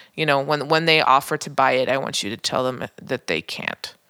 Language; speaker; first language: English; non-native, local second language; Spanish